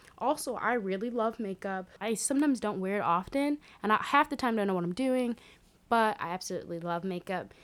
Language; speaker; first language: English; native; English